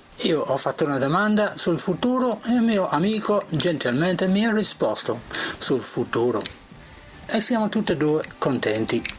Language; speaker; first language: Italian; non-native, fluent; English